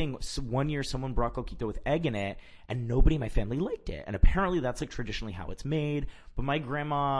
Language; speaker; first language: English; early bilingual, other home language; Spanish